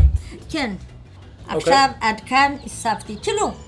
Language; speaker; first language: Hebrew; non-native, fluent; Amharic